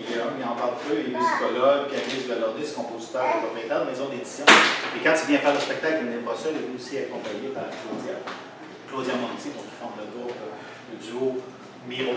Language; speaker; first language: French; native; French